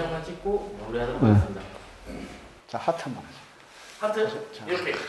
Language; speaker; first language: Korean; native; Korean